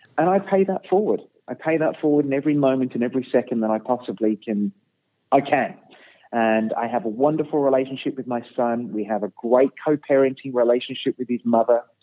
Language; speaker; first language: English; native; English